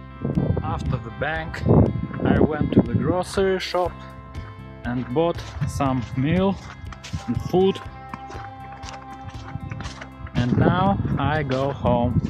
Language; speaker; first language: English; non-native, learner; Russian